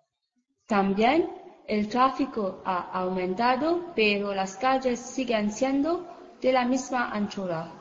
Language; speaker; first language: Spanish; non-native, learner; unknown